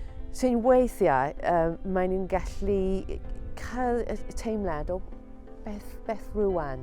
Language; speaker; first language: Welsh; non-native, fluent; English